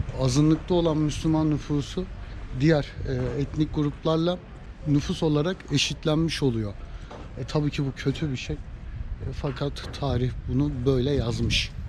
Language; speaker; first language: Turkish; native; Turkish